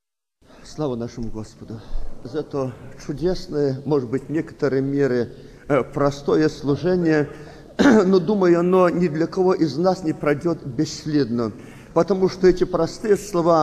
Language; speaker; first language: Russian; native; Russian